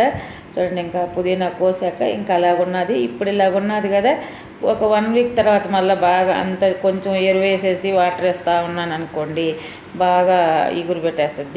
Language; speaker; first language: Telugu; native; Telugu